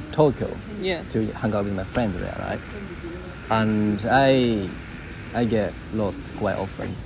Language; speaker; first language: English; non-native, learner; Japanese